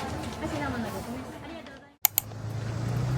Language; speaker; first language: Japanese; native; Japanese